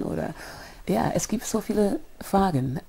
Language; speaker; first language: German; non-native, fluent; English